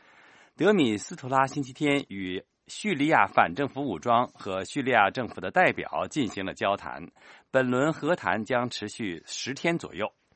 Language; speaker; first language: Chinese; native; Chinese